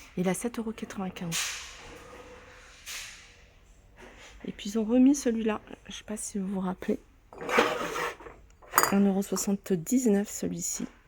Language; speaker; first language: French; native; French